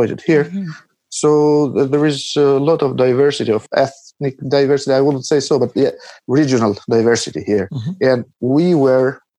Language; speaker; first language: English; non-native, fluent; Albanian